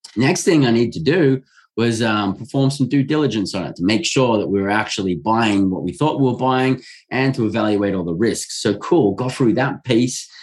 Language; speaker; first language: English; native; English